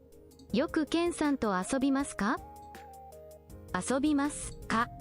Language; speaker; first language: Japanese; non-native, learner; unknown